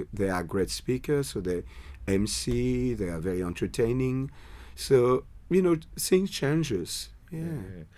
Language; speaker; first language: English; non-native, fluent; French